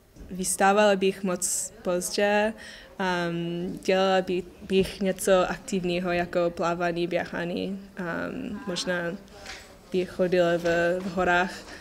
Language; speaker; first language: Czech; non-native, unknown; English